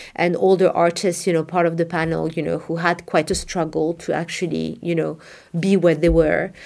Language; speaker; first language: English; non-native, fluent; Arabic